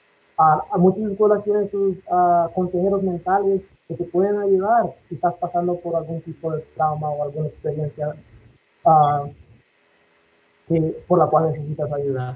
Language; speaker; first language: Spanish; early bilingual, other home language; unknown